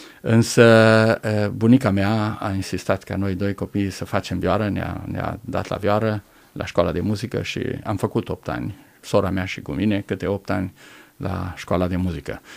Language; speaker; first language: Romanian; non-native, local second language; German